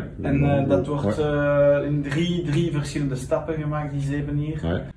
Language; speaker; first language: Dutch; non-native, local second language; French